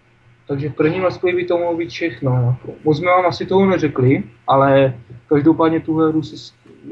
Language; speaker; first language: Czech; native; Czech